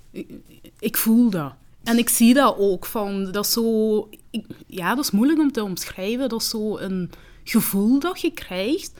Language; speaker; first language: Dutch; early bilingual, other home language; Kinyarwanda